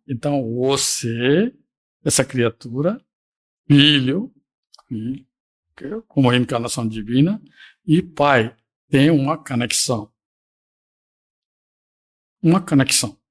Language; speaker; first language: Portuguese; non-native, fluent; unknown